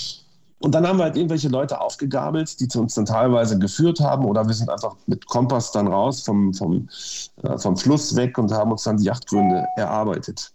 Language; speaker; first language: German; native; German